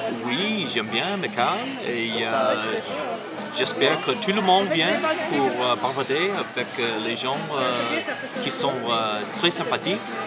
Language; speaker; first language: French; early bilingual, other home language; English